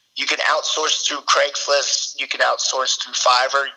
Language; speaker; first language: English; native; English